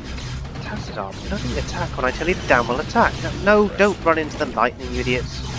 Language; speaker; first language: English; native; English